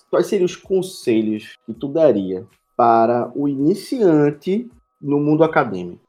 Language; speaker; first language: Portuguese; native; Portuguese